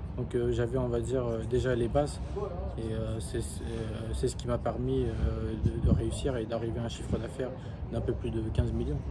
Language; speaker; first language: French; early bilingual, other home language; Kurdish